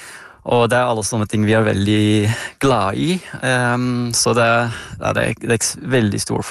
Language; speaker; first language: Norwegian; non-native, fluent; Dutch